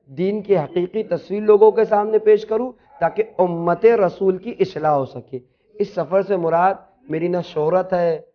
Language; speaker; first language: Urdu; native; Urdu